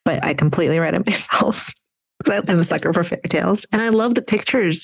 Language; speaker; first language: English; non-native, fluent; Russian